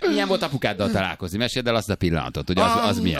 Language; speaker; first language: Hungarian; native; Hungarian